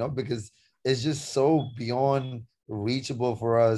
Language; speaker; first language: English; non-native, local second language; Sinhala